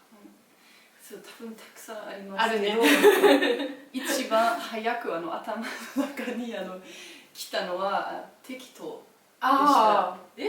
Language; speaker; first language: Japanese; non-native, learner; German